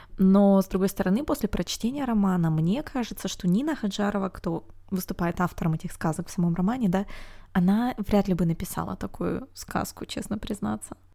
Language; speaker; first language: Russian; native; Russian